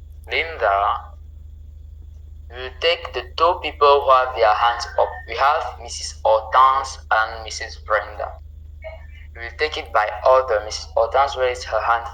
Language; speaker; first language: English; non-native, local second language; French